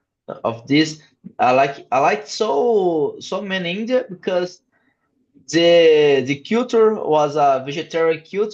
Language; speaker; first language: English; non-native, learner; Portuguese